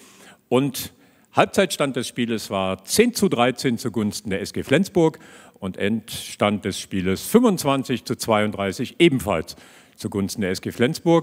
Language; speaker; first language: German; native; German